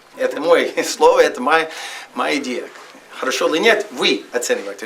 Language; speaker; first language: Russian; non-native, fluent; English